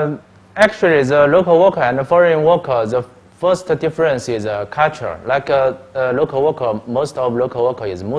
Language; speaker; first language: English; non-native, learner; Chinese